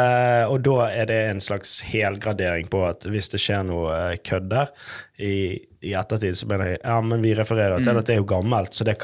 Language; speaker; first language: Norwegian; native; Norwegian